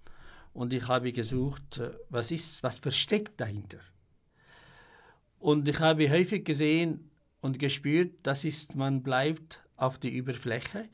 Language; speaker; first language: German; non-native, fluent; Arabic